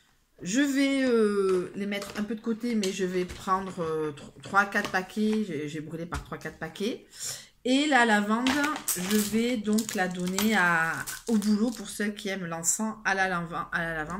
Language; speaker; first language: French; native; French